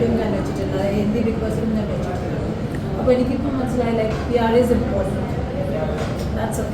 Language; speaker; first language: Malayalam; early bilingual, heritage; Malayalam